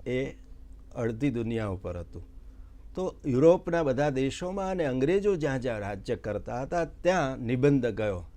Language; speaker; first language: Gujarati; native; Gujarati